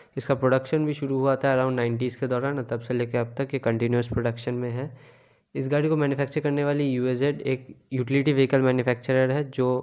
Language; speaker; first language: Hindi; native; Hindi